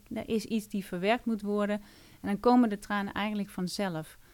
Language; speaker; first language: Dutch; non-native, fluent; Danish